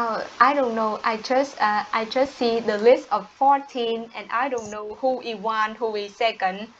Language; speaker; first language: English; non-native, learner; Vietnamese